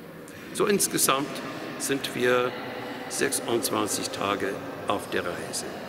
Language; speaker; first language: German; non-native, fluent; English